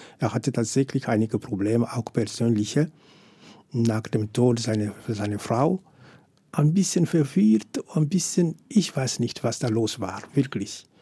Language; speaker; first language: German; non-native, fluent; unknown